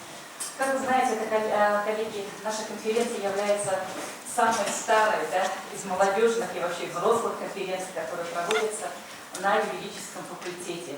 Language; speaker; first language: Russian; native; Russian